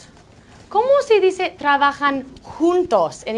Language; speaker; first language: Spanish; non-native, fluent; English